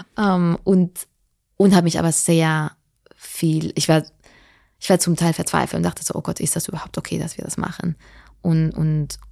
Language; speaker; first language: German; non-native, fluent; Spanish